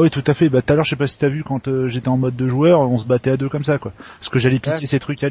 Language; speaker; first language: French; native; French